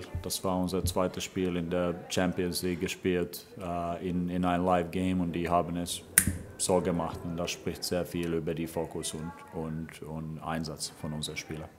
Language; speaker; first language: German; non-native, fluent; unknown